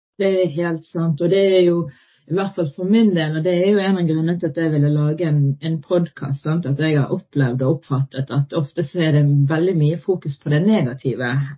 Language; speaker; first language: Norwegian; early bilingual, other home language; Arabic